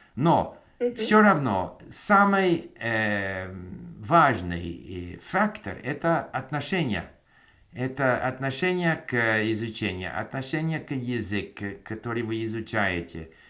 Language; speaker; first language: Russian; non-native, learner; English